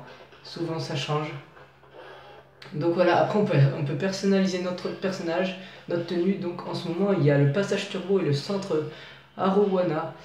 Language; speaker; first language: French; native; French